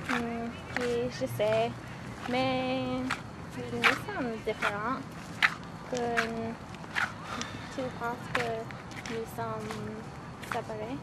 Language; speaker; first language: French; non-native, learner; English